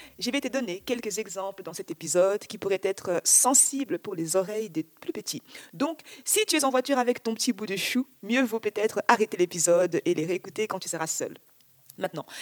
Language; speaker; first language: French; early bilingual, other home language; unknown